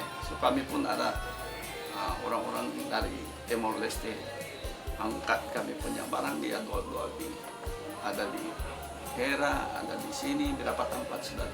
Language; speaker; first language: Indonesian; non-native, fluent; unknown